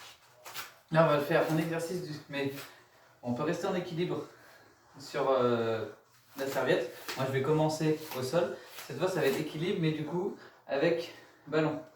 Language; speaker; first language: French; native; French